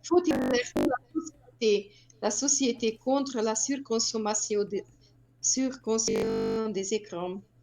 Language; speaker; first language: French; non-native, fluent; Hungarian